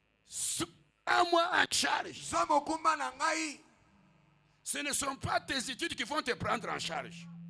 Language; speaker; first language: French; non-native, local second language; Lingala